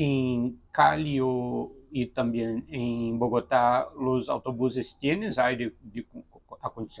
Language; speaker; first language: Spanish; non-native, learner; Portuguese